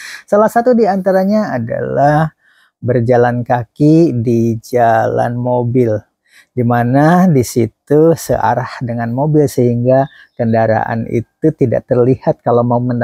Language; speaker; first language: Indonesian; native; Indonesian